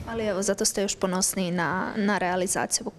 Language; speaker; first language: Croatian; native; Croatian